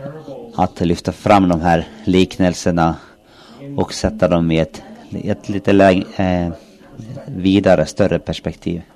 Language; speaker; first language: Swedish; non-native, local second language; Finnish